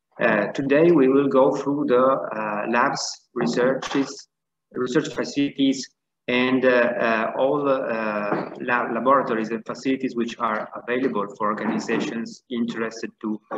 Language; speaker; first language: English; non-native, fluent; Italian